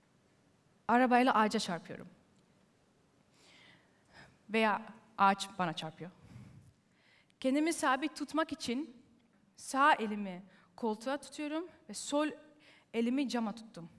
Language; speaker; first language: Turkish; early bilingual, heritage; Turkish